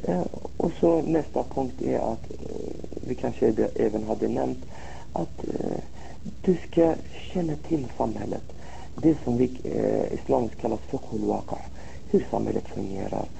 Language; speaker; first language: Swedish; non-native, fluent; Arabic